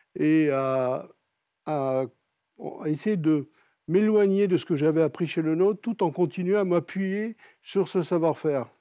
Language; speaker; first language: French; native; French